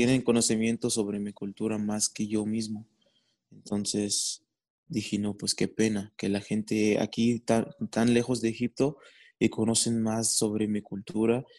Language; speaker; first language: Spanish; non-native, fluent; Arabic